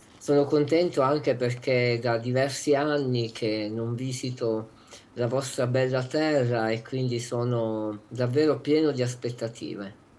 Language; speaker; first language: Italian; native; Italian